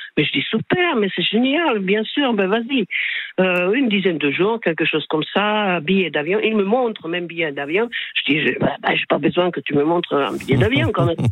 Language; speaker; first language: French; non-native, fluent; Slovak